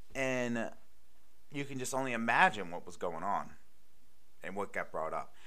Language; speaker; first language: English; native; English